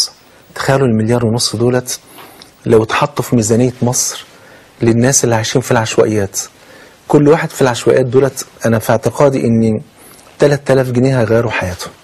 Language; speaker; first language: Arabic; native; Arabic